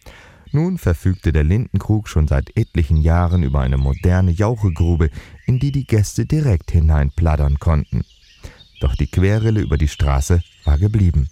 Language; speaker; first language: German; native; German